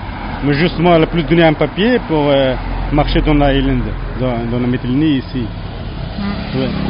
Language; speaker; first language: French; non-native, learner; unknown